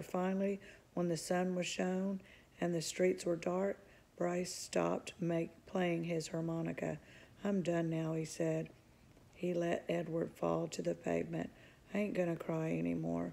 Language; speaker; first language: English; native; English